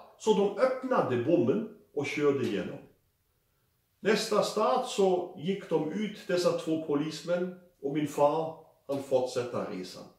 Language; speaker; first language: Swedish; non-native, fluent; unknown